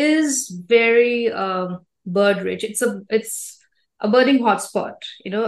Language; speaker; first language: English; non-native, local second language; Assamese